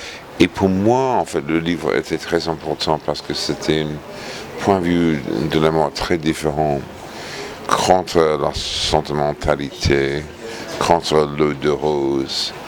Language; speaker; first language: French; non-native, fluent; English